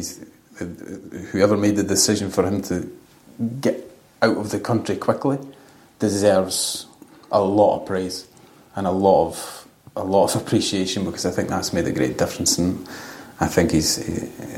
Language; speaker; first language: English; native; English